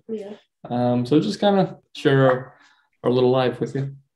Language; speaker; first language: English; native; English